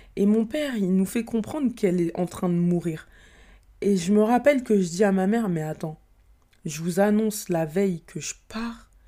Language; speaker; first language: French; early bilingual, other home language; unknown